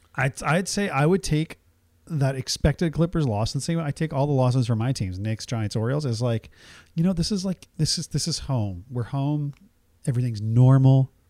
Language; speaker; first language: English; native; English